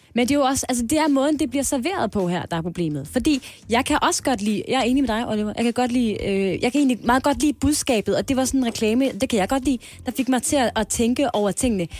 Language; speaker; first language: Danish; native; Danish